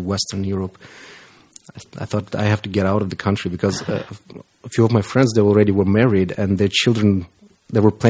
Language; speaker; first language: English; non-native, fluent; Romanian